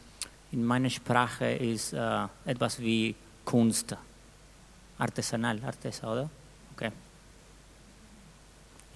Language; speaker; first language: German; non-native, fluent; Spanish